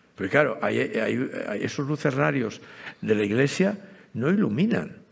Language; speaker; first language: Spanish; native; Spanish